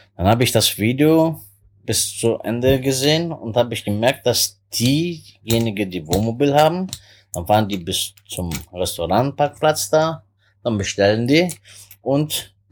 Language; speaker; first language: German; non-native, fluent; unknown